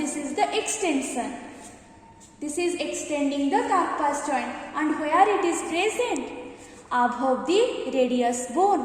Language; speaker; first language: English; non-native, local second language; Hindi